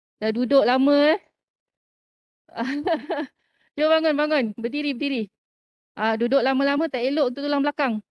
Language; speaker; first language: Malay; native; Malay